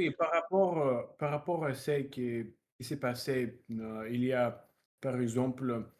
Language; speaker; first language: French; non-native, learner; Russian